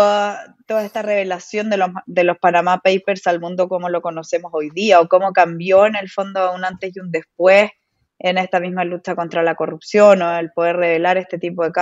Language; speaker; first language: Spanish; native; Spanish